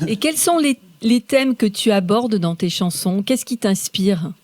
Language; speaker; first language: French; native; French